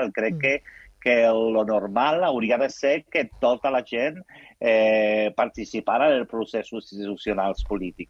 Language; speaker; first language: Catalan; non-native, local second language; Spanish